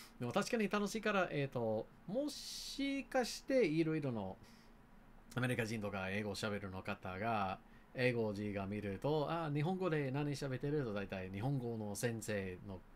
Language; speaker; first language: Japanese; non-native, learner; English